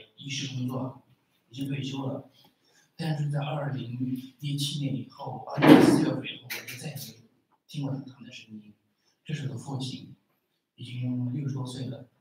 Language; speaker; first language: Chinese; non-native, local second language; Uyghur